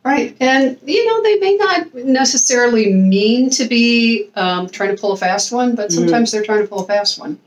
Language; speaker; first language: English; native; English